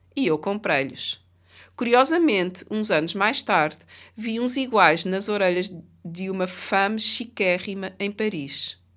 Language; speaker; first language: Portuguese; native; Portuguese